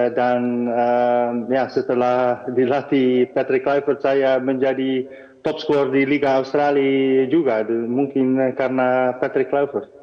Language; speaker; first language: Indonesian; early bilingual, heritage; Dutch